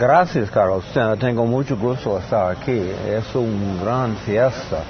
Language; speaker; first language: Spanish; non-native, learner; English